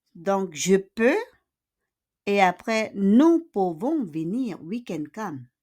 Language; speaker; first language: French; non-native, fluent; Filipino